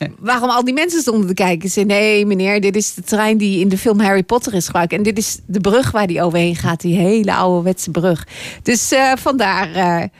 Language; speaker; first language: Dutch; non-native, fluent; English